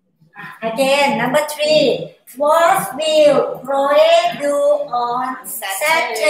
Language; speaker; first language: English; non-native, learner; Thai